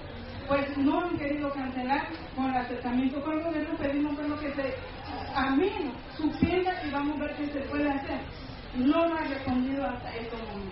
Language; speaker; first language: Spanish; non-native, local second language; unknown